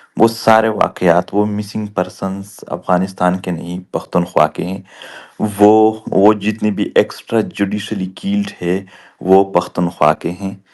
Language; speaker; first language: Urdu; non-native, local second language; Pashto